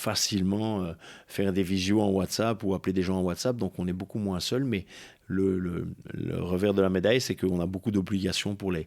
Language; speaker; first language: French; native; French